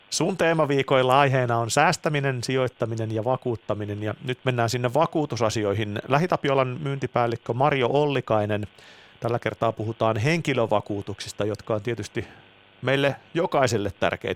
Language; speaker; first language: Finnish; native; Finnish